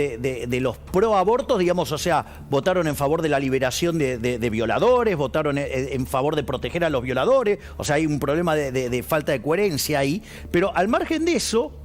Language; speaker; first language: Spanish; native; Spanish